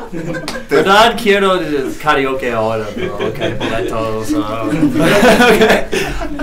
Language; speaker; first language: Spanish; non-native, learner; English